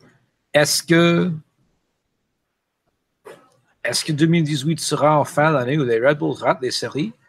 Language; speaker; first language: French; non-native, fluent; English